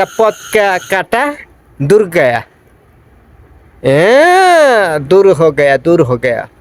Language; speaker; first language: Hindi; non-native, learner; Bangla